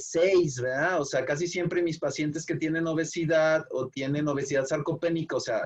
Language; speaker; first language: Spanish; native; Spanish